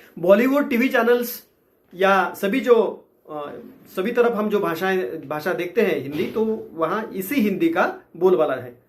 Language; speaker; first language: Hindi; non-native, local second language; Marathi